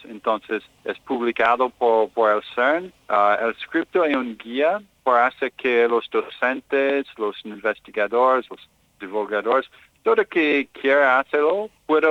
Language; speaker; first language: Spanish; non-native, learner; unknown